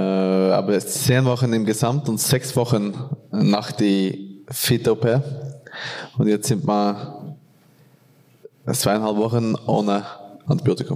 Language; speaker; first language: German; non-native, fluent; Norwegian